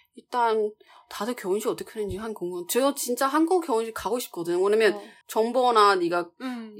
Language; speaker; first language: Korean; non-native, fluent; Chinese